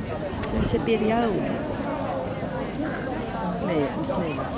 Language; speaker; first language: Finnish; non-native, learner; Estonian